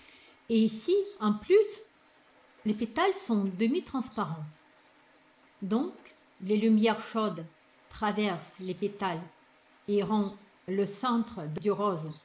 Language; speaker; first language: French; non-native, fluent; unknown